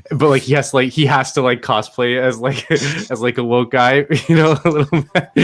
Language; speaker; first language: English; native; English